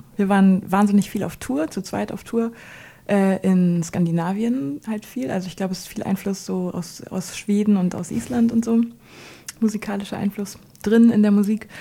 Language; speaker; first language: German; native; German